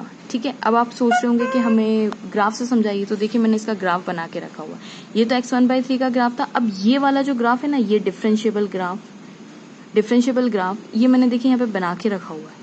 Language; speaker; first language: Hindi; native; Hindi